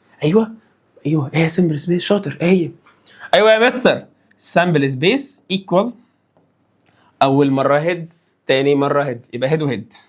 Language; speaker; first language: Arabic; native; Arabic